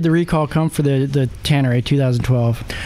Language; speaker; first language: English; native; English